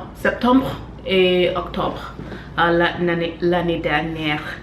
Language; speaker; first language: French; non-native, learner; English